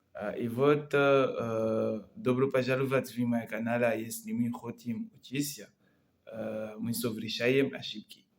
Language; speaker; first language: Russian; non-native, learner; Comorian